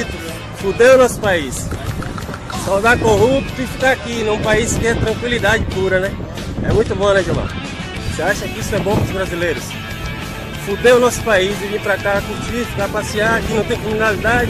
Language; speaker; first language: Portuguese; native; Portuguese